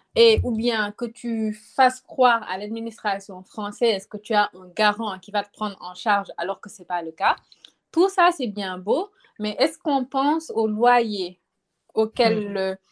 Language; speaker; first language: French; non-native, local second language; Wolof